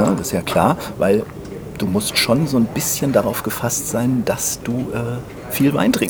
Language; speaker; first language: German; native; German